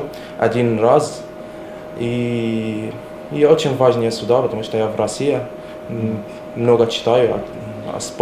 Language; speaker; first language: Russian; non-native, learner; Arabic